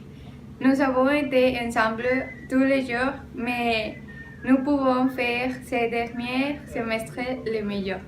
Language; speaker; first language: French; non-native, learner; Spanish